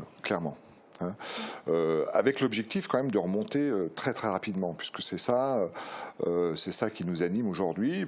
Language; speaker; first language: French; native; French